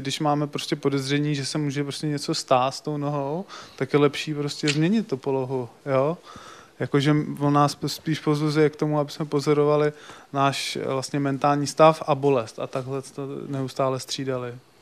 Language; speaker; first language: Czech; native; Czech